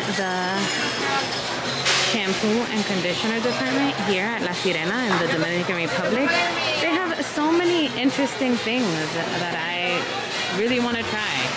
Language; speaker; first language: English; early bilingual, other home language; Spanish